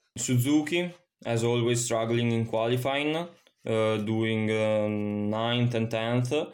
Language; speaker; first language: English; non-native, fluent; Italian